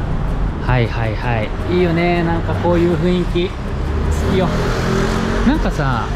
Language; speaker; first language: Japanese; native; Japanese